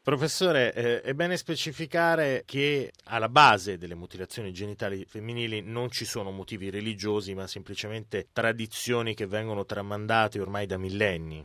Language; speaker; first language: Italian; native; Italian